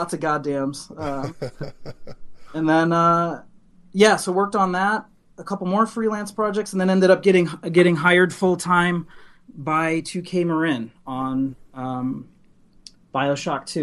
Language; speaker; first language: English; native; English